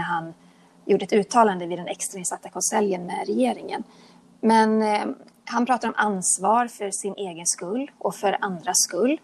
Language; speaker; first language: Swedish; native; Swedish